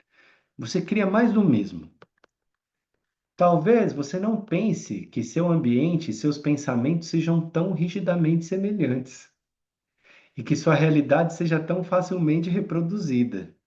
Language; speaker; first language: Portuguese; native; Portuguese